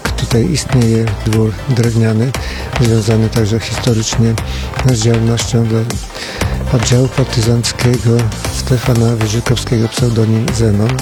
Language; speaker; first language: Polish; native; Polish